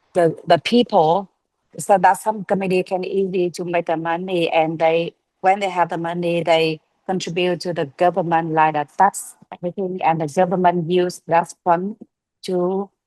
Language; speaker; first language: English; non-native, learner; Vietnamese